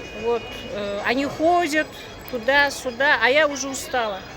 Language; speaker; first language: Russian; non-native, local second language; Uzbek